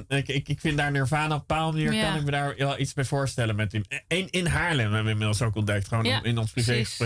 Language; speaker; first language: Dutch; native; Dutch